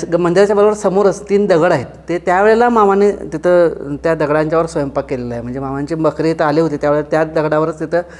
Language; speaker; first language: Marathi; native; Marathi